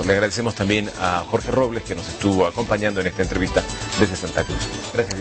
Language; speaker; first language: Spanish; native; Spanish